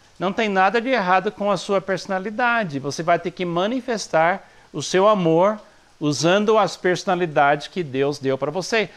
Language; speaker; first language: Portuguese; non-native, fluent; English